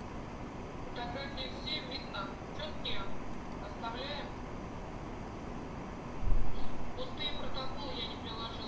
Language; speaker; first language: Russian; native; Russian